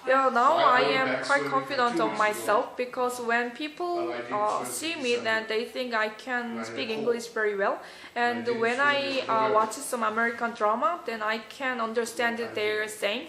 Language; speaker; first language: English; non-native, learner; Korean